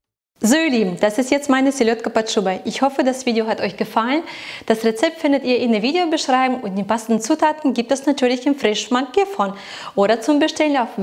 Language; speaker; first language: German; non-native, fluent; Russian